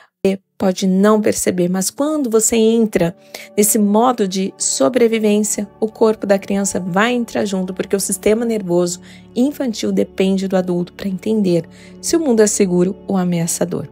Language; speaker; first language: Portuguese; native; Portuguese